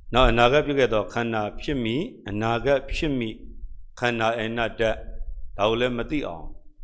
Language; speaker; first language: Burmese; native; Burmese